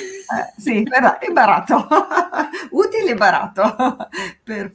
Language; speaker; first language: Spanish; non-native, fluent; Italian